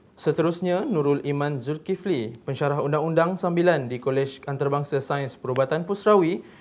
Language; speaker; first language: Malay; native; Malay